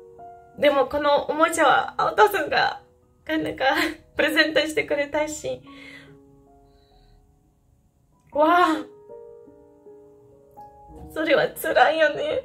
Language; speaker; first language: Japanese; non-native, fluent; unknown